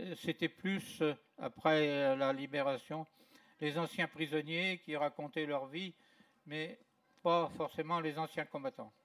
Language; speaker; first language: French; native; French